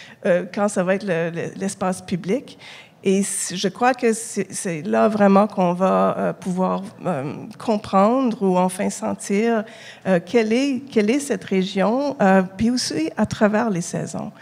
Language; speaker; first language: French; native; French